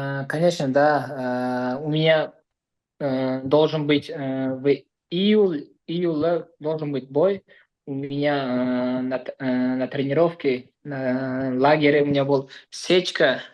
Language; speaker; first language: Russian; non-native, learner; Uzbek